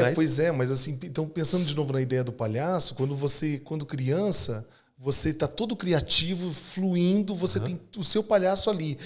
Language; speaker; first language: Portuguese; native; Portuguese